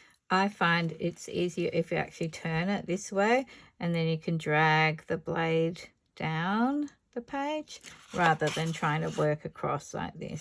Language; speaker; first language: English; native; English